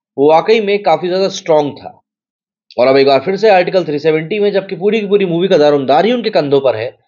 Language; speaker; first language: Hindi; native; Hindi